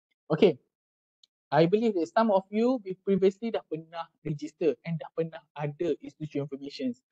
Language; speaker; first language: English; non-native, local second language; Malay